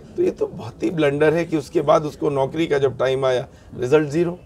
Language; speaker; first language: Hindi; native; Hindi